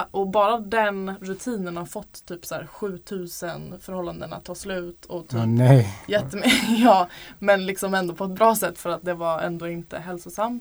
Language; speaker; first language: Swedish; native; Swedish